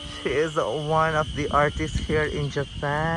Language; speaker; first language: English; non-native, local second language; Filipino